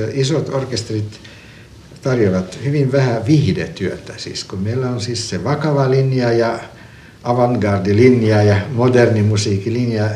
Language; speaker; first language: Finnish; early bilingual, other home language; Russian